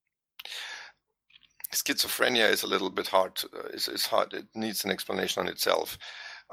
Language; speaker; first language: English; non-native, fluent; German